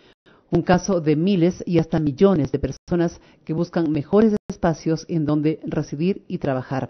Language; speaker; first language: Spanish; native; Spanish